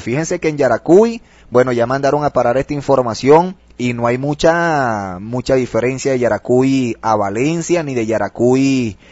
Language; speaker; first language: Spanish; native; Spanish